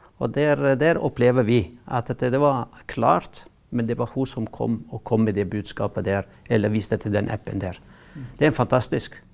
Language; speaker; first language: Norwegian; non-native, fluent; Arabic